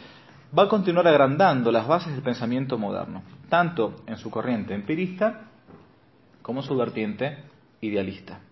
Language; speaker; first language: Spanish; native; Spanish